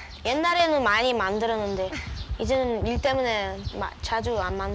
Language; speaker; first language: Korean; early bilingual, heritage; Korean